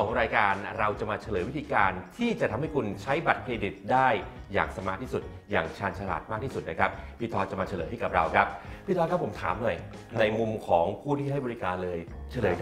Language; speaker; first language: Thai; native; Thai